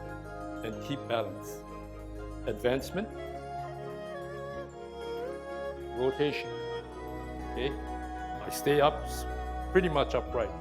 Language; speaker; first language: English; native; English